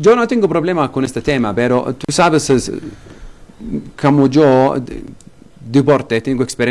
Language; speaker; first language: Spanish; non-native, learner; Arabic